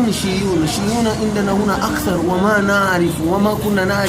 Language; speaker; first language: Arabic; non-native, learner; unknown